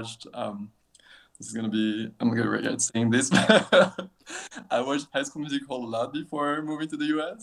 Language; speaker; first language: English; non-native, fluent; French